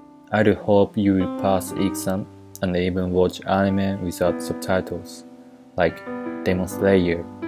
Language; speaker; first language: English; non-native, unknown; Japanese